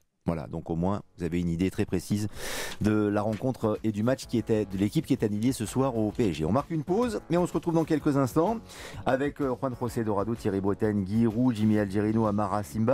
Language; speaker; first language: French; native; French